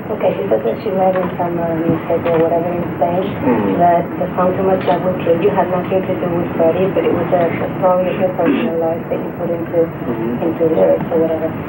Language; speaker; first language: English; non-native, fluent; Spanish